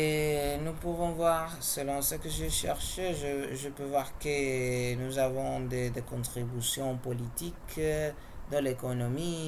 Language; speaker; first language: French; non-native, learner; Spanish